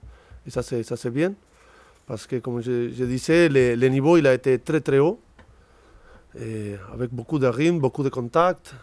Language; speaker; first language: French; non-native, fluent; Spanish